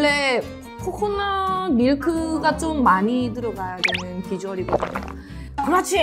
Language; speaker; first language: Korean; non-native, fluent; Thai